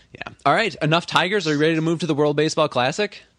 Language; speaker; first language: English; early bilingual, other home language; Filipino